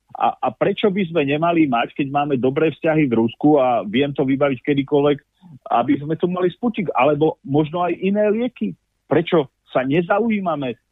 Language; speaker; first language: Slovak; native; Slovak